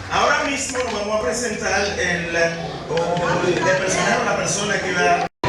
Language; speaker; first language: Spanish; non-native, learner; Haitian Creole